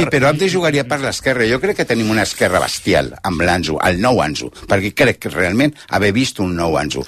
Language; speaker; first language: Catalan; native; Catalan